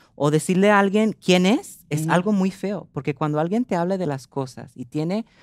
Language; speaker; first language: Spanish; early bilingual, heritage; Spanish